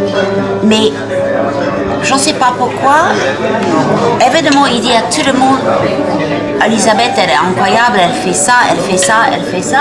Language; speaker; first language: French; non-native, learner; English